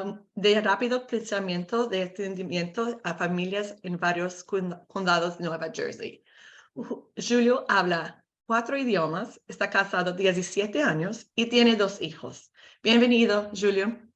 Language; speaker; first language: Spanish; non-native, learner; English